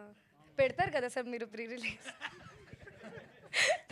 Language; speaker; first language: Telugu; non-native, fluent; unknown